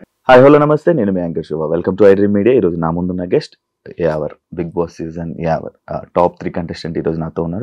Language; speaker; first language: Telugu; native; Telugu